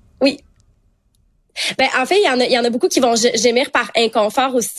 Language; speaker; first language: French; native; French